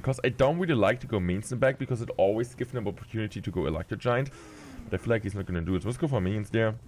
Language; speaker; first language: English; non-native, fluent; German